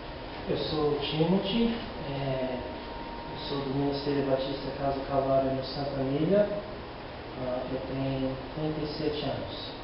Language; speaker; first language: Portuguese; non-native, learner; English